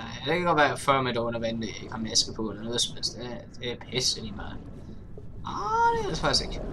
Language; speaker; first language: Danish; native; Danish